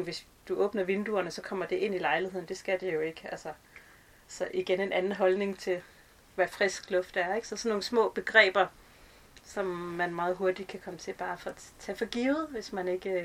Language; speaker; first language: Danish; native; Danish